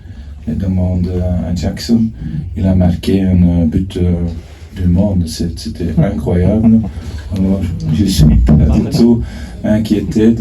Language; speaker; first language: French; non-native, fluent; Dutch